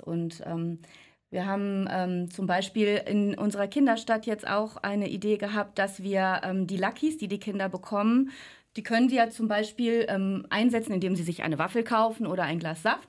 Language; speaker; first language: German; native; German